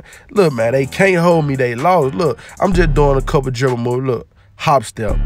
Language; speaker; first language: English; native; English